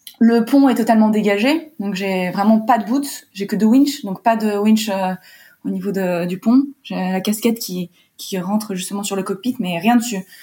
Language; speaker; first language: French; early bilingual, heritage; French